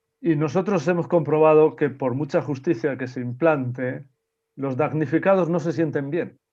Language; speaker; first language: Spanish; native; Spanish